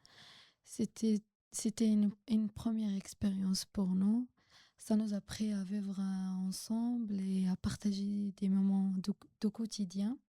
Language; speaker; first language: French; non-native, local second language; Arabic